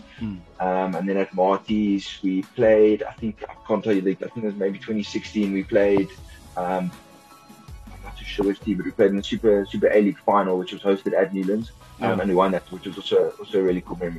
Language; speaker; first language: English; native; English